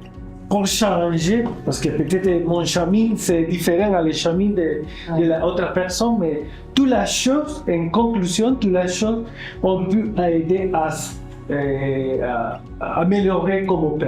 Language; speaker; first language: French; non-native, learner; Spanish